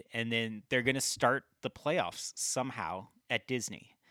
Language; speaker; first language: English; native; English